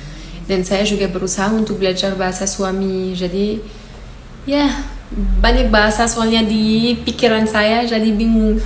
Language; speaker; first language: Indonesian; non-native, learner; Japanese